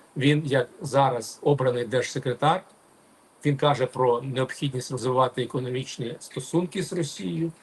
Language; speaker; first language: Ukrainian; non-native, local second language; Russian